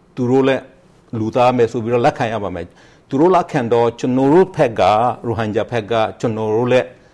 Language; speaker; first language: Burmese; non-native, local second language; Rohingya